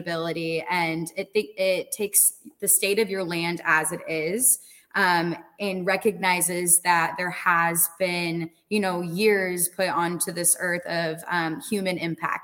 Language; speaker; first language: English; native; English